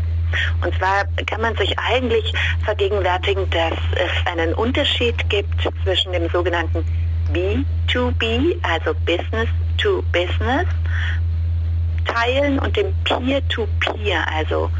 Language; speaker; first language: German; native; German